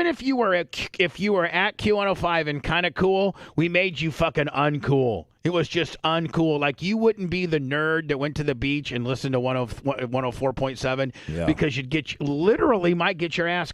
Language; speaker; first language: English; native; English